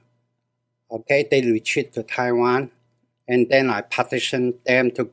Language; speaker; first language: English; non-native, learner; Cantonese